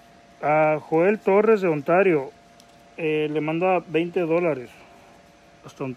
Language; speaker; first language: Spanish; native; Spanish